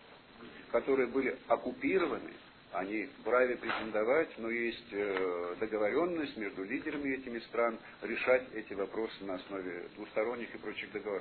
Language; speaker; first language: Russian; native; Russian